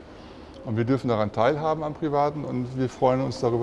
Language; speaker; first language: German; native; German